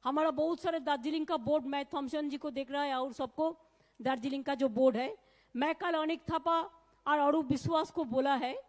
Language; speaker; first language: Hindi; non-native, local second language; Bangla